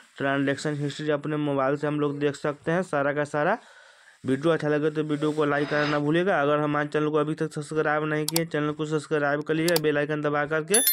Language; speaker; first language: Hindi; native; Hindi